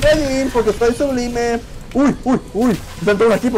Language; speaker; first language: Spanish; native; Spanish